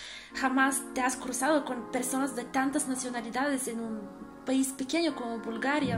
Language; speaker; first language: Spanish; non-native, fluent; Bulgarian